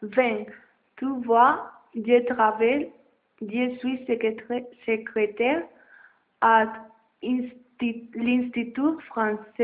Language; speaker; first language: French; non-native, learner; Spanish